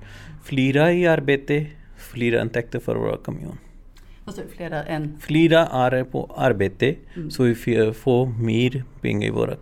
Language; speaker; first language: Swedish; non-native, learner; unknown